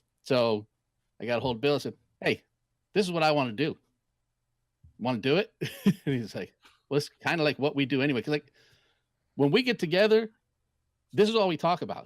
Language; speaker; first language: English; native; English